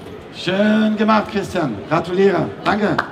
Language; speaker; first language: German; non-native, fluent; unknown